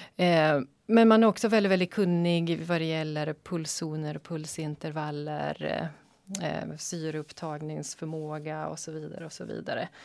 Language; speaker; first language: Swedish; native; Swedish